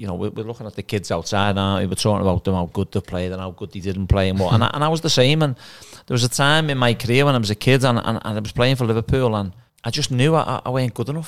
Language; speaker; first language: English; native; English